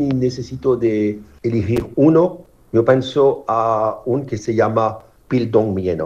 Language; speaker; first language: Spanish; non-native, fluent; French